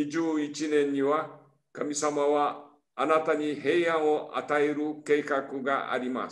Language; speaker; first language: Japanese; early bilingual, heritage; Portuguese